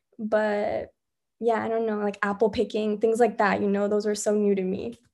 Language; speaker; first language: English; early bilingual, other home language; Spanish